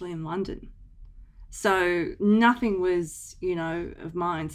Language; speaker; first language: English; native; English